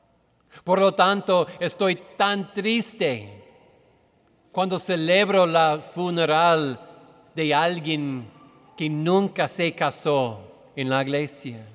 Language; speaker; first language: Spanish; non-native, fluent; English